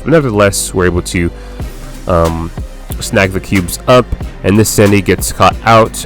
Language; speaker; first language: English; native; English